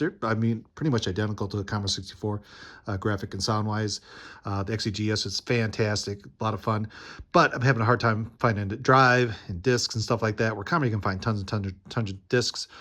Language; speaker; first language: English; native; English